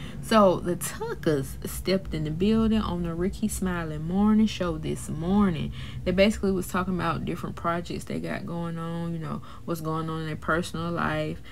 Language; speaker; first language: English; native; English